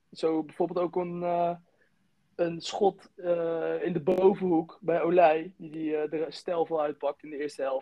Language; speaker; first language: Dutch; native; Dutch